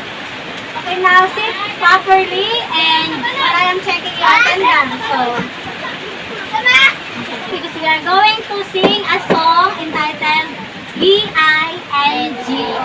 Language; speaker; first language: English; non-native, local second language; Cebuano